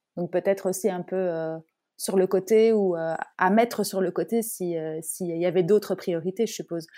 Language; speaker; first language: French; native; French